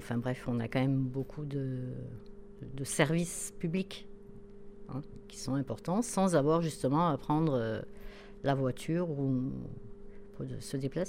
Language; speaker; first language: French; native; French